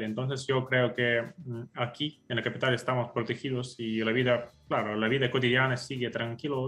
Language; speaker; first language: Spanish; non-native, fluent; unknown